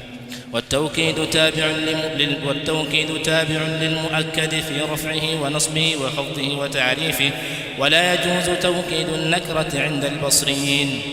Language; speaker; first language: Arabic; non-native, fluent; Swahili